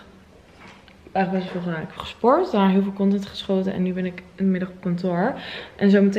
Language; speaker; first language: Dutch; native; Dutch